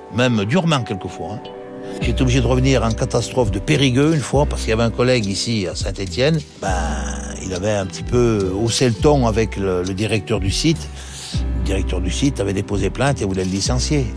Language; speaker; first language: French; native; French